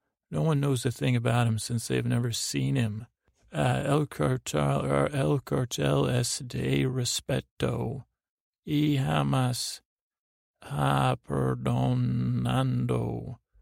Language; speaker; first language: Spanish; non-native, learner; English